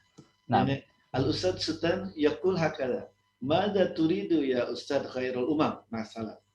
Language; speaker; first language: Arabic; non-native, fluent; Indonesian